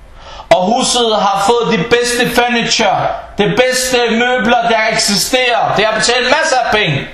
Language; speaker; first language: Danish; non-native, fluent; Arabic